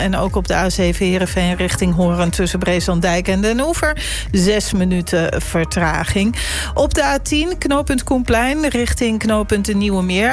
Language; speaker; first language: Dutch; native; Dutch